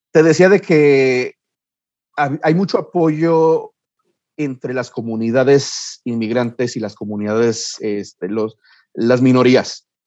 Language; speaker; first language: Spanish; early bilingual, heritage; Spanish